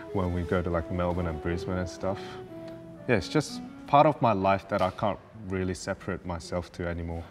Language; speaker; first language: English; early bilingual, other home language; Korean